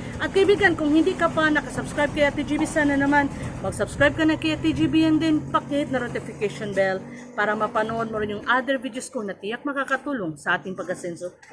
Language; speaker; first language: Filipino; non-native, local second language; Cebuano